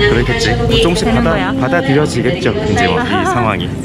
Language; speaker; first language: Korean; native; Korean